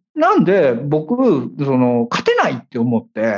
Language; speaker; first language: Japanese; native; Japanese